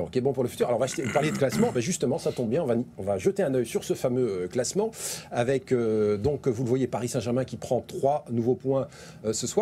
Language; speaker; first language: French; native; French